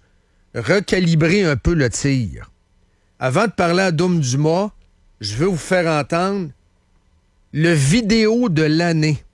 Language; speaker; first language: French; native; French